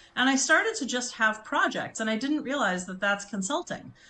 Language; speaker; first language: English; native; English